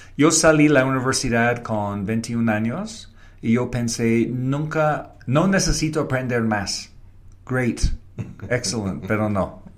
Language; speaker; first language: Spanish; non-native, fluent; English